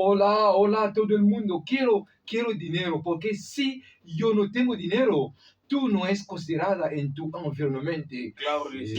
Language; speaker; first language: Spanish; non-native, learner; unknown